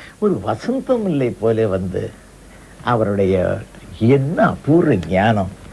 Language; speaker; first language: Tamil; non-native, local second language; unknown